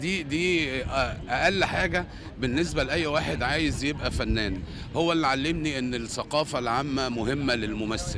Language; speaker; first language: Arabic; native; Arabic